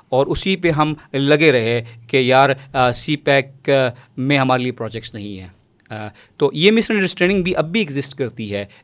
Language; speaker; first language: Urdu; non-native, local second language; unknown